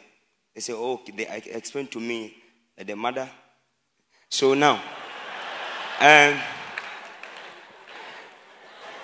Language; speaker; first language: English; non-native, local second language; Swahili